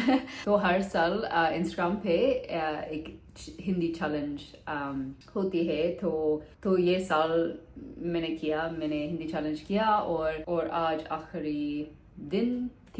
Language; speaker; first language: Hindi; non-native, learner; English